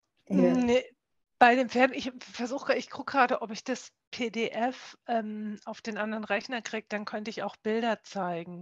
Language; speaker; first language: German; native; German